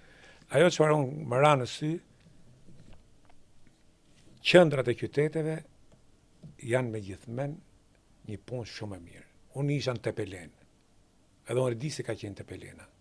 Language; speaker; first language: Albanian; native; Albanian